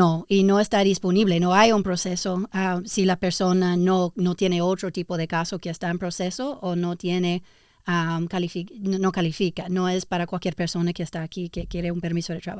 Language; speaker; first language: Spanish; early bilingual, heritage; English